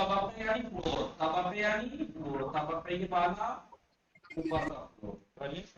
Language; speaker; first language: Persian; non-native, fluent; Urdu